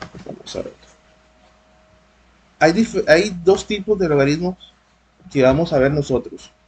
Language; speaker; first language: Spanish; native; Spanish